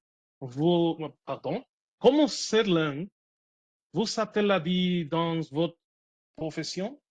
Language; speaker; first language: French; non-native, learner; Spanish